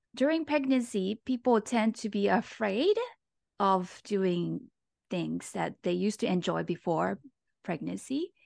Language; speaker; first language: English; non-native, fluent; Japanese